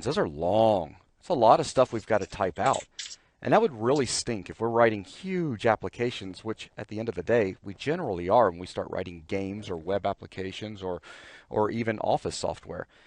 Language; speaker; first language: English; native; English